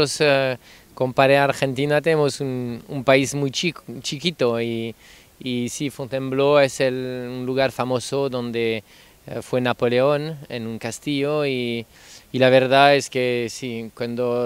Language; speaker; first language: Spanish; non-native, fluent; French